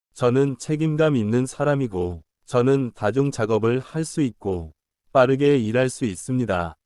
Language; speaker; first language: Korean; non-native, learner; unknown